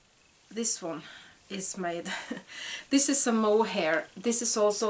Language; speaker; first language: English; non-native, fluent; Norwegian